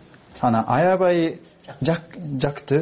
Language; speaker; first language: Kyrgyz; non-native, learner; Japanese